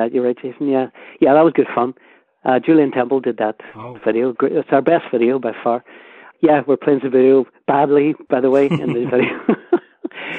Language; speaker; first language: English; native; English